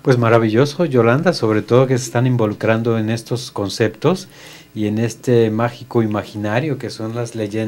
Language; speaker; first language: Spanish; native; Spanish